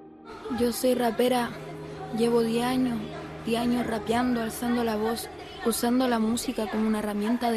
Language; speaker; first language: Spanish; native; Spanish